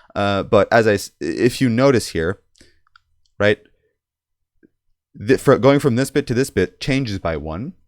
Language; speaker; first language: English; native; English